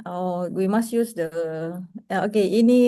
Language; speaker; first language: English; non-native, local second language; Malay